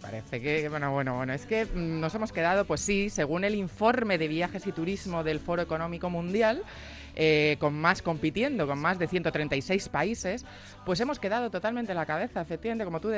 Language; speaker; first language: Spanish; native; Spanish